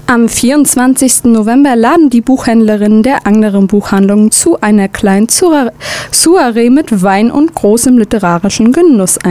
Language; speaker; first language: German; native; German